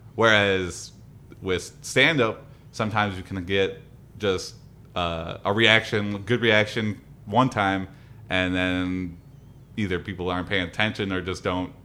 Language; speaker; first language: English; native; English